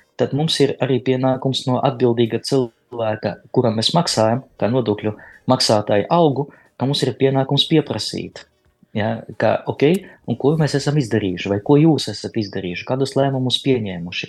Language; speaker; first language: Latvian; native; Latvian